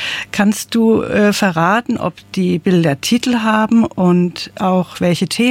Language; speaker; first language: German; native; German